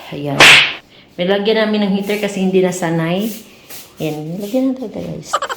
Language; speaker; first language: Filipino; non-native, local second language; Cebuano